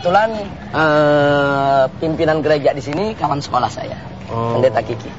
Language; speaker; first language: Indonesian; native; Indonesian